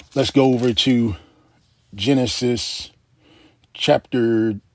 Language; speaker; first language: English; native; English